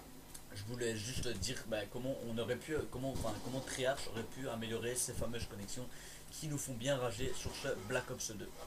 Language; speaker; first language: French; native; French